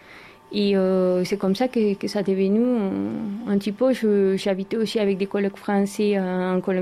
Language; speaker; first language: French; non-native, learner; Spanish